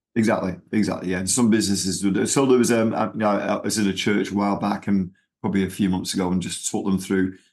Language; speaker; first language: English; native; English